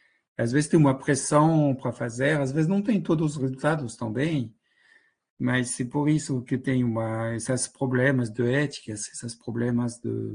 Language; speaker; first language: Portuguese; non-native, fluent; French